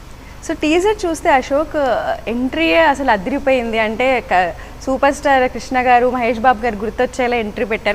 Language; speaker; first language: Telugu; native; Telugu